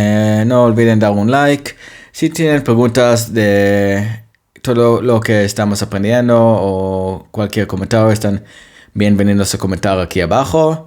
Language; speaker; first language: Spanish; non-native, fluent; Hebrew